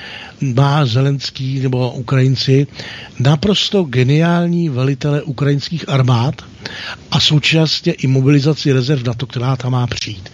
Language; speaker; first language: Czech; native; Czech